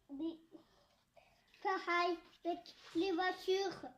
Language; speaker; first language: French; native; French